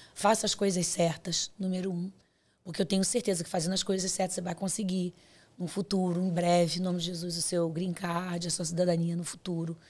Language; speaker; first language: Portuguese; native; Portuguese